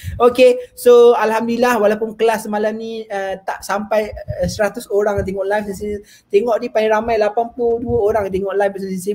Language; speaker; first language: Malay; native; Malay